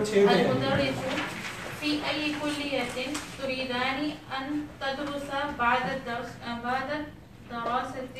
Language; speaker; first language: Arabic; non-native, learner; Urdu